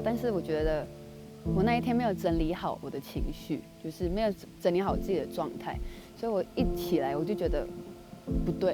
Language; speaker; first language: Chinese; native; Chinese